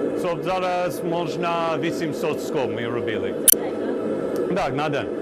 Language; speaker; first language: Ukrainian; non-native, learner; English